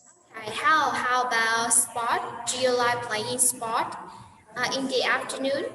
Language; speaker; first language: English; non-native, fluent; Vietnamese